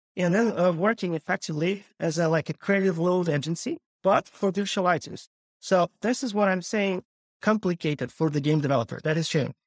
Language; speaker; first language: English; non-native, fluent; Ukrainian